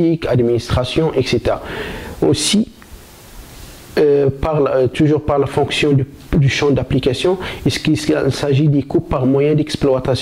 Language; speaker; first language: French; non-native, local second language; Arabic